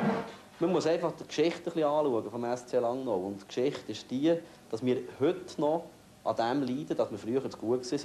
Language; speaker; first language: German; native; German